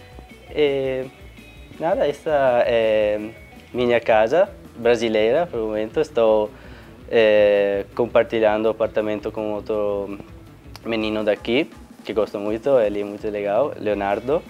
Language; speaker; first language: Portuguese; non-native, fluent; Italian